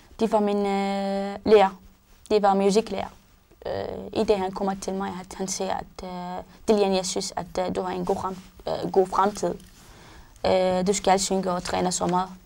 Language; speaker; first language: Danish; non-native, learner; Arabic